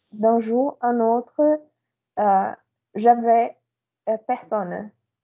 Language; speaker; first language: French; non-native, learner; Portuguese